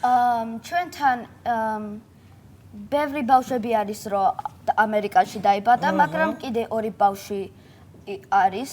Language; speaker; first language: Georgian; early bilingual, heritage; Georgian